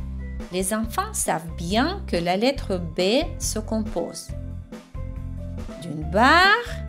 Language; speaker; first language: French; non-native, fluent; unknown